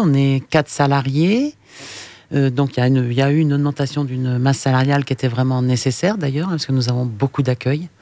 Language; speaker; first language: French; native; French